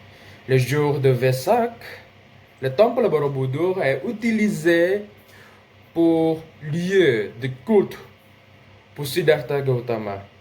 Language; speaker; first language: French; non-native, learner; Indonesian